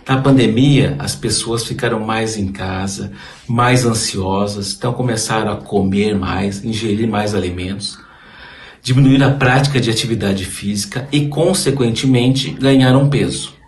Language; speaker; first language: Portuguese; native; Portuguese